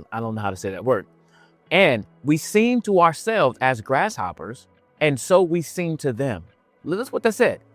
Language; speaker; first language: English; native; English